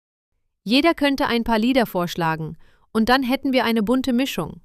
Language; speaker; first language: German; non-native, fluent; Hindi